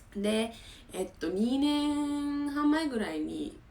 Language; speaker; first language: Japanese; non-native, fluent; English